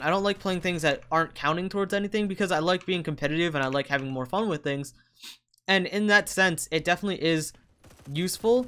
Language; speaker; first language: English; native; English